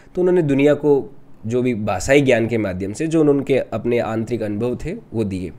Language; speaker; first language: Hindi; non-native, local second language; Rajasthani